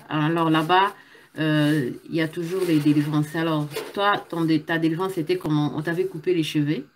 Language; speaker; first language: French; non-native, local second language; Lingala